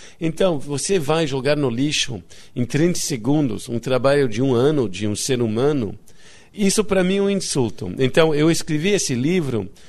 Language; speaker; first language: Portuguese; non-native, fluent; English